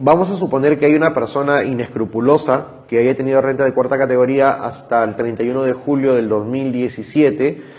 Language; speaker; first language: Spanish; native; Spanish